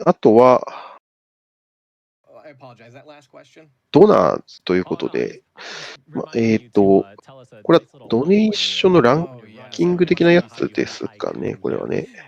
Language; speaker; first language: Japanese; native; Japanese